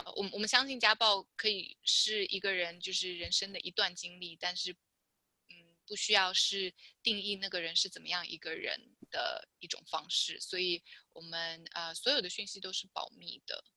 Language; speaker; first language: Chinese; native; Chinese